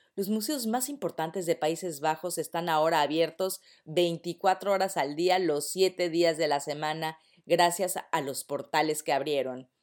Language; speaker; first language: Spanish; native; Spanish